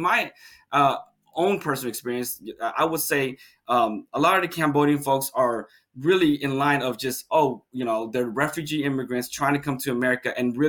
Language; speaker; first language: English; native; English